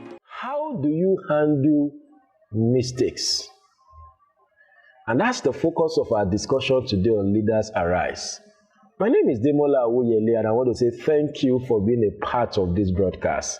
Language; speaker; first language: English; non-native, local second language; Yoruba